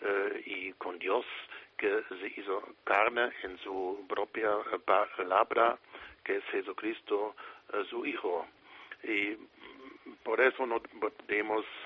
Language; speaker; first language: Spanish; non-native, fluent; German